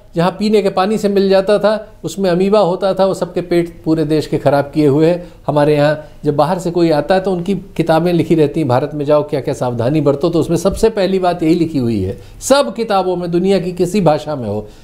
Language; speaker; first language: Hindi; native; Hindi